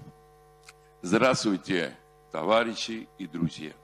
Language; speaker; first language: Russian; non-native, fluent; Spanish